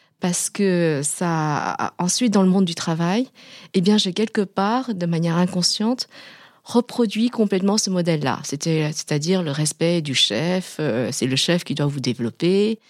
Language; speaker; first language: French; early bilingual, other home language; Vietnamese